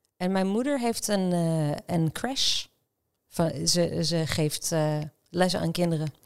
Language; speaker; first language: Dutch; non-native, fluent; Hebrew